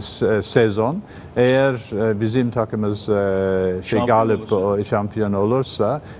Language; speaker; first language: Turkish; non-native, fluent; English